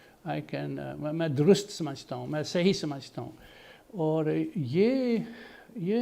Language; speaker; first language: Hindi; non-native, fluent; English